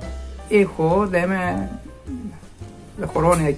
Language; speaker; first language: Greek; non-native, learner; Persian